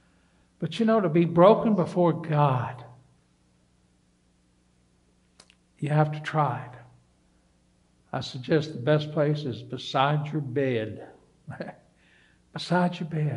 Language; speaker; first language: English; native; English